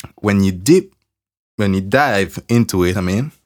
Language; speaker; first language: English; non-native, fluent; French